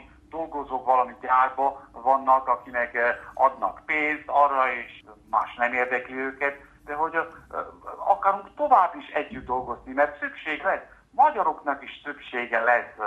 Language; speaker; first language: Hungarian; non-native, fluent; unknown